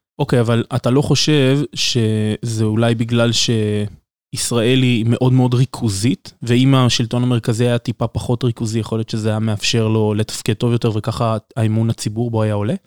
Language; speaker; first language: Hebrew; native; Hebrew